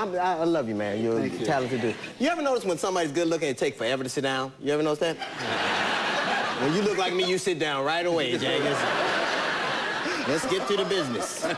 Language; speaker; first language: English; native; English